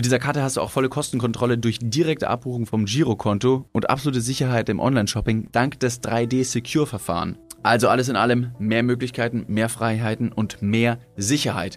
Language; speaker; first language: German; native; German